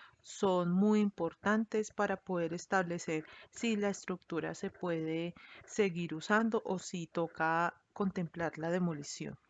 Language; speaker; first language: Spanish; native; Spanish